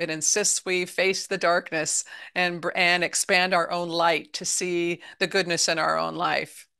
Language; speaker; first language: English; native; English